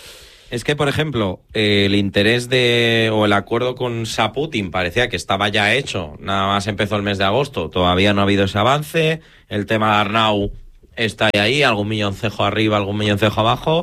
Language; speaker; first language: Spanish; native; Spanish